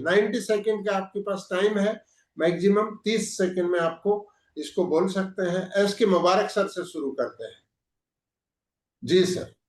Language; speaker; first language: Hindi; native; Hindi